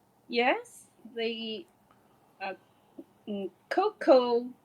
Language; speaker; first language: English; non-native, learner; Chinese